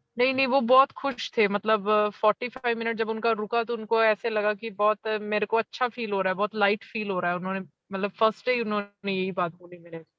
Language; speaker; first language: Hindi; native; Hindi